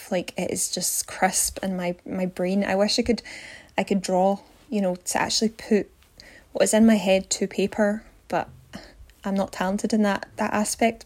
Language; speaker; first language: English; native; English